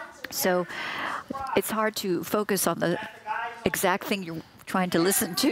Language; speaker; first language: English; native; English